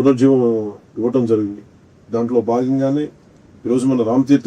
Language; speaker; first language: Telugu; native; Telugu